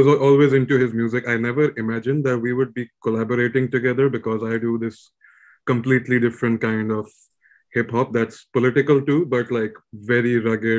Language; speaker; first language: English; non-native, local second language; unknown